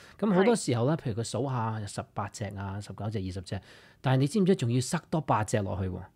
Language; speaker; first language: Cantonese; early bilingual, heritage; English